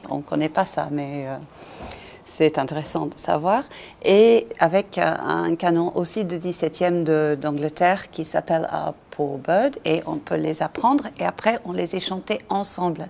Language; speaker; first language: French; non-native, fluent; English